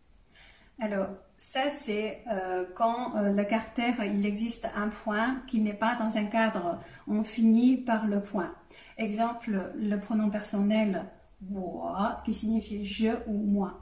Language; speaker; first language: French; non-native, fluent; Chinese